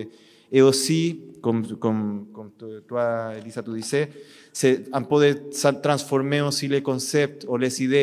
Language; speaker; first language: French; non-native, learner; Spanish